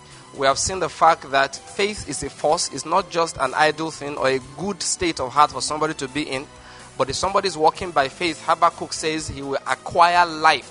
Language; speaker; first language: English; non-native, local second language; Igbo